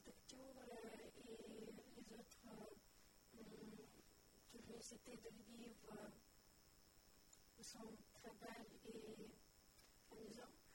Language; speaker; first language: French; non-native, learner; Ukrainian